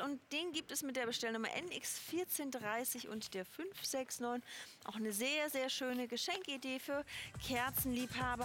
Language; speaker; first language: German; native; German